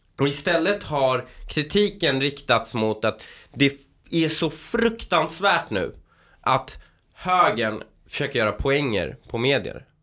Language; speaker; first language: Swedish; early bilingual, other home language; Persian